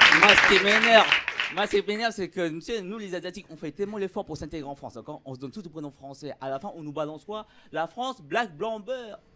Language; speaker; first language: French; early bilingual, other home language; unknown